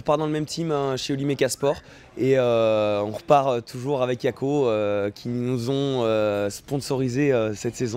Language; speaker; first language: French; native; French